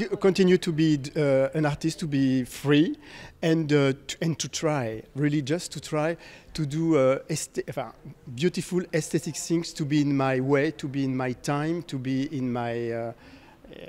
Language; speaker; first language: English; non-native, fluent; French